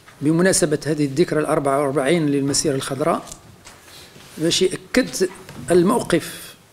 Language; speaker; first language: Arabic; native; Arabic